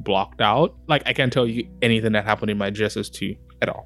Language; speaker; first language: English; non-native, local second language; Yoruba